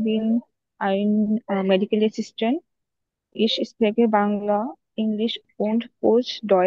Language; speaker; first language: German; non-native, learner; Bangla